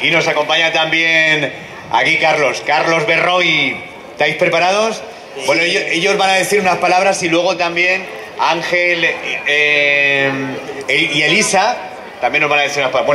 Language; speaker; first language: Spanish; native; Spanish